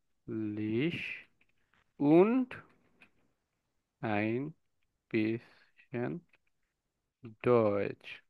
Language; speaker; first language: German; non-native, fluent; Bangla